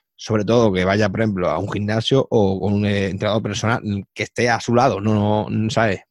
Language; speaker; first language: Spanish; native; Spanish